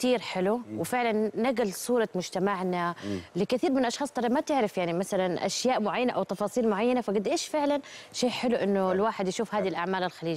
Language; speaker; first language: Arabic; native; Arabic